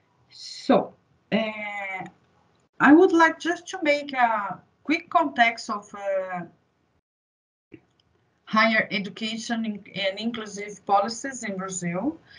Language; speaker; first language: English; non-native, fluent; Portuguese